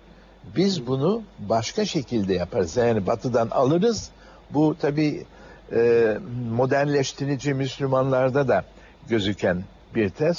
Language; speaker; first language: Turkish; native; Turkish